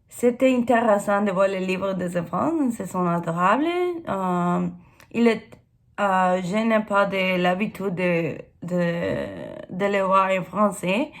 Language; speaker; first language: French; non-native, learner; English